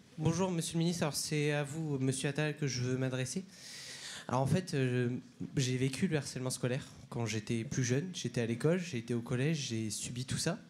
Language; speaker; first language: French; native; French